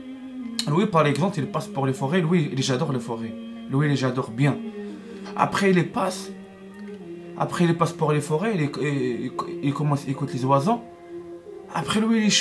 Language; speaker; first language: French; non-native, learner; Arabic